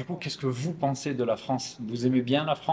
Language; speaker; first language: French; native; French